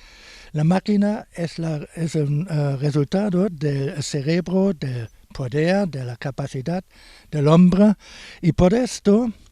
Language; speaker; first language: Spanish; non-native, fluent; German